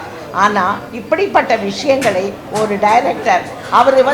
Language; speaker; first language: Tamil; native; Tamil